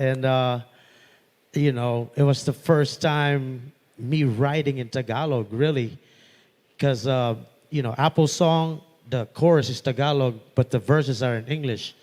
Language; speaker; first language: English; non-native, local second language; Pampanga